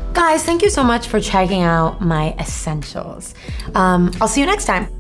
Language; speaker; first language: English; native; English